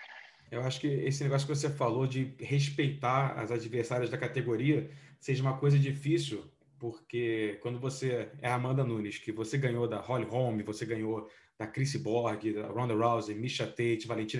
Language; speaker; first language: Portuguese; native; Portuguese